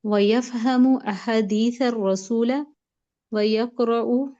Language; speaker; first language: Arabic; non-native, learner; Urdu